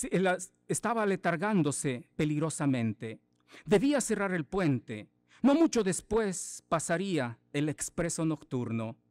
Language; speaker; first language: Spanish; native; Spanish